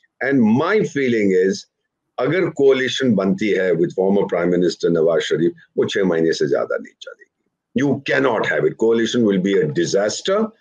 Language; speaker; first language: Hindi; native; Hindi